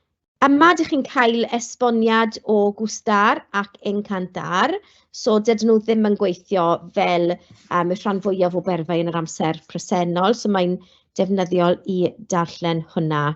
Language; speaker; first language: Welsh; non-native, local second language; English